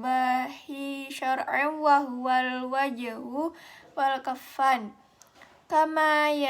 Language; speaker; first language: Arabic; non-native, learner; Indonesian